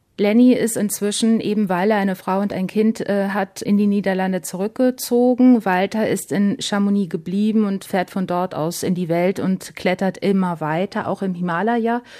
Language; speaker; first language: German; native; German